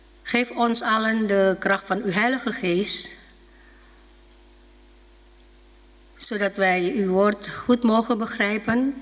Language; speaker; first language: Dutch; non-native, fluent; Indonesian